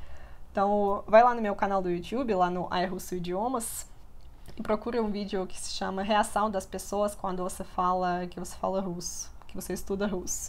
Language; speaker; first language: Portuguese; non-native, fluent; Russian